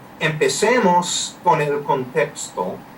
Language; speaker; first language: Spanish; non-native, fluent; English